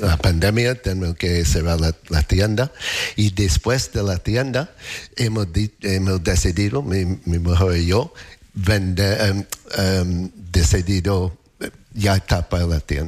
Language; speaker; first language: Spanish; non-native, learner; English